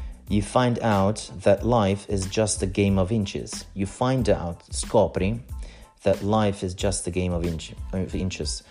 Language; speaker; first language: English; non-native, fluent; Italian